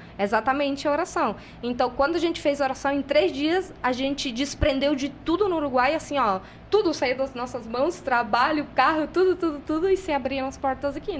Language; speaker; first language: Portuguese; non-native, fluent; Spanish